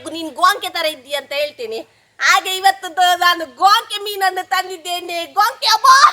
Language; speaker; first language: Kannada; non-native, local second language; Tulu